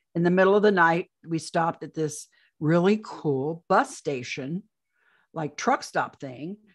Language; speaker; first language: English; native; English